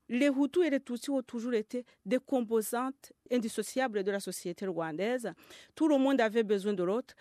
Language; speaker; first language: French; non-native, local second language; Kinyarwanda